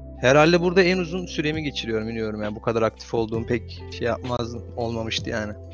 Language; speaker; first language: Turkish; early bilingual, heritage; Turkish